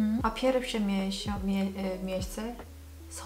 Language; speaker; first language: Polish; non-native, learner; Korean